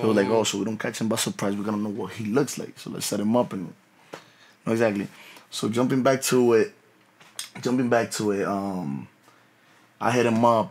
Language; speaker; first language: English; early bilingual, other home language; Spanish